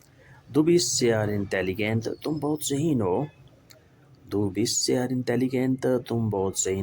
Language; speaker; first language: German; non-native, fluent; Urdu